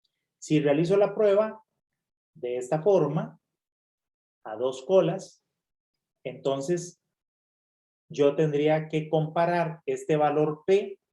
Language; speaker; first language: Spanish; native; Spanish